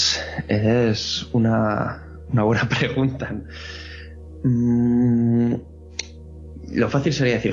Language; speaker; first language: Spanish; native; Spanish